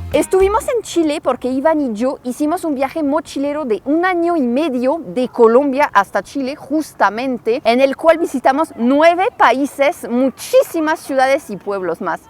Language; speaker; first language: Spanish; non-native, fluent; French